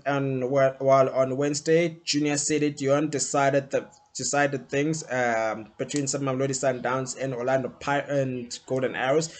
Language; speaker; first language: English; non-native, local second language; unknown